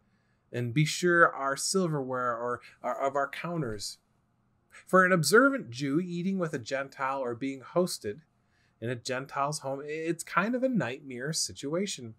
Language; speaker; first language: English; native; English